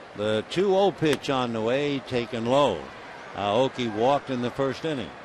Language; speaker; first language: English; native; English